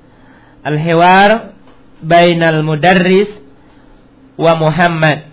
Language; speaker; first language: Arabic; non-native, fluent; Indonesian